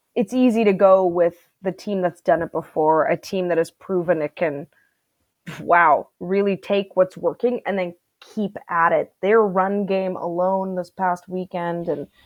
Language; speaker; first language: English; native; English